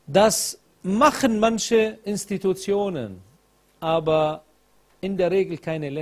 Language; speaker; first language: German; non-native, fluent; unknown